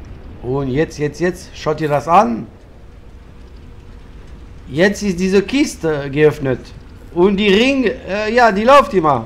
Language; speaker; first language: German; non-native, fluent; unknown